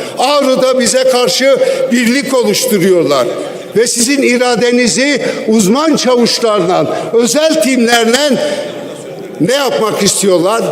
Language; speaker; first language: Turkish; non-native, local second language; Kurdish